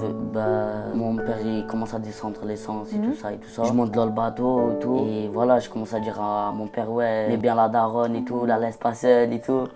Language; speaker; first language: French; non-native, local second language; Arabic